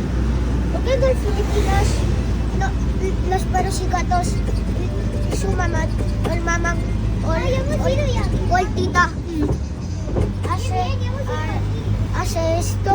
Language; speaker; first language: Spanish; early bilingual, other home language; Filipino